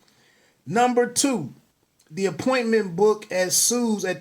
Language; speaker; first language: English; native; English